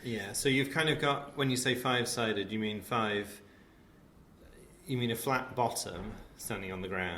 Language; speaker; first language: English; native; English